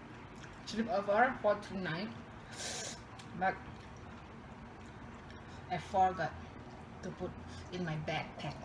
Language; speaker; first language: English; non-native, learner; Indonesian